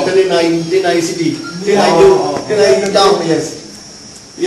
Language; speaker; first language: English; non-native, learner; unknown